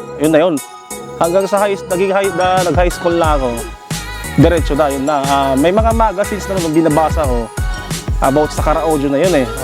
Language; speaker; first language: Filipino; non-native, local second language; Iloko